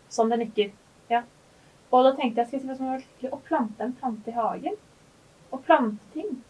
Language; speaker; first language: Norwegian; native; Norwegian